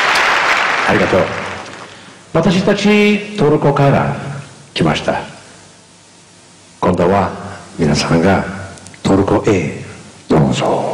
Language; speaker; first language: Japanese; non-native, learner; Turkish